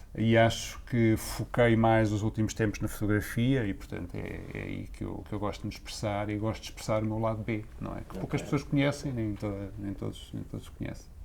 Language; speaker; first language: Portuguese; native; Portuguese